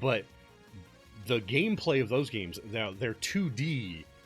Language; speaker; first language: English; native; English